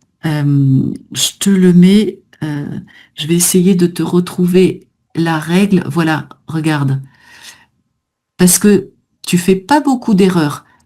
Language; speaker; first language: French; native; French